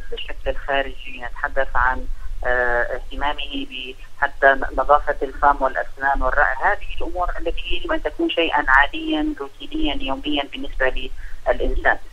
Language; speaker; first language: Arabic; native; Arabic